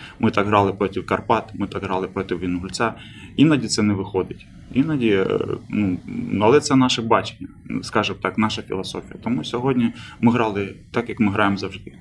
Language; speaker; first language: Ukrainian; native; Ukrainian